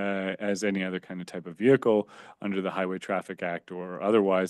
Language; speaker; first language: English; native; English